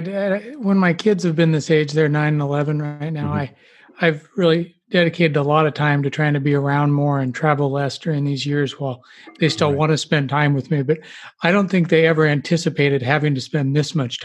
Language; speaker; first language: English; native; English